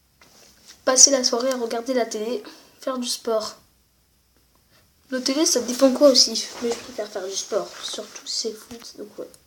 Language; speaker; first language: French; native; French